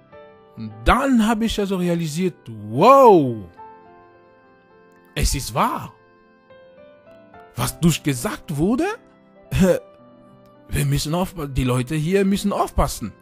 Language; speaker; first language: German; non-native, fluent; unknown